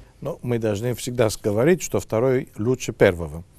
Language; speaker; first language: Russian; non-native, fluent; Greek